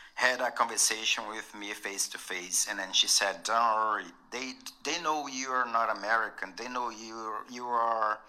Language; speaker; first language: English; non-native, fluent; Portuguese